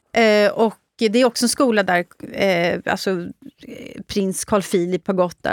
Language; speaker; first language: Swedish; native; Swedish